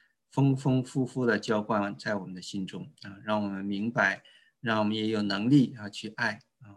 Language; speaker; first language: Chinese; native; Chinese